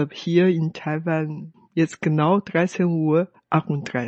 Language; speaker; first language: German; non-native, fluent; Chinese